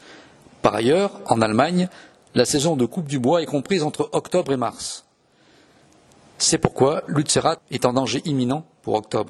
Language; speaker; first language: French; native; French